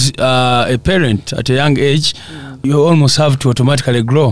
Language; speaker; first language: English; non-native, local second language; Nyankole